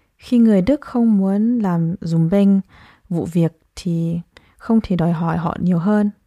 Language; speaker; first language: Vietnamese; early bilingual, heritage; Vietnamese